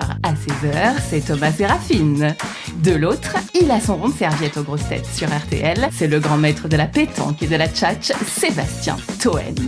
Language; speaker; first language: French; native; French